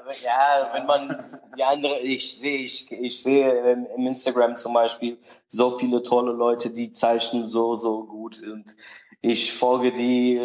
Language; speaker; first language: German; non-native, learner; Portuguese